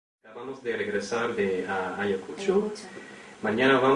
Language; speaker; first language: Spanish; non-native, fluent; English